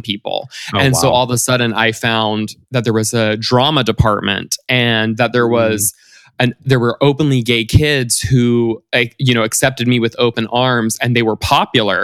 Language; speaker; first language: English; native; English